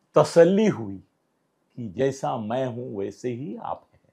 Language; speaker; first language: Hindi; non-native, local second language; Marathi